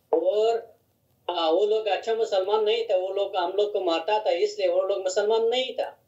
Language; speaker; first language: Hindi; non-native, learner; Hazaragi